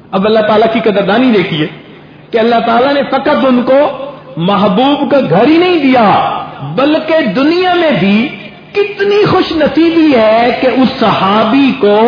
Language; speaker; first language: Urdu; non-native, local second language; Punjabi